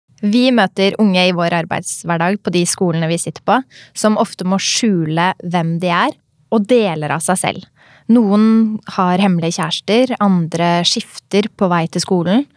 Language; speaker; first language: Norwegian; native; Norwegian